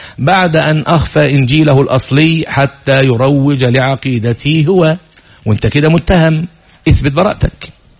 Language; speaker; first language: Arabic; native; Arabic